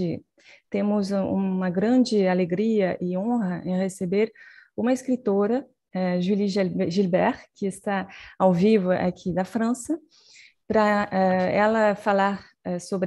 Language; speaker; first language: Portuguese; non-native, fluent; French